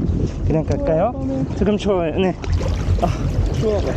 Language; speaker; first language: Korean; non-native, fluent; French